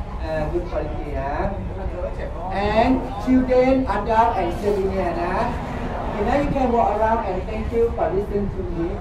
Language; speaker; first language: English; non-native, learner; Thai